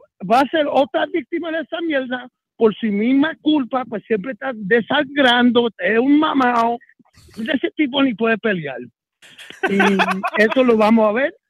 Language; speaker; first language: Spanish; native; Spanish